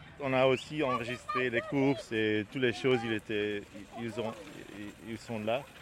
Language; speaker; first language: French; non-native, learner; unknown